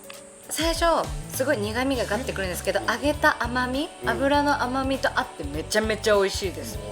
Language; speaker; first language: Japanese; native; Japanese